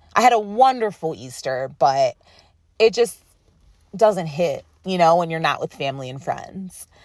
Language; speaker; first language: English; native; English